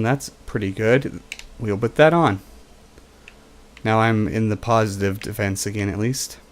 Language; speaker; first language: English; native; English